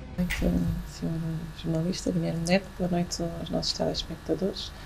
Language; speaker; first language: Portuguese; native; Portuguese